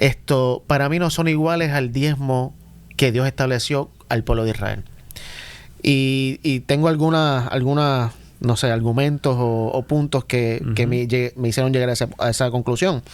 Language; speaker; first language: Spanish; native; Spanish